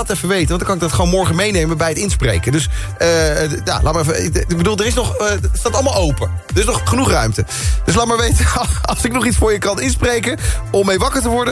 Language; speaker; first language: Dutch; native; Dutch